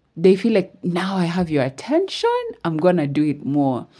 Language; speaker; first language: English; non-native, local second language; Swahili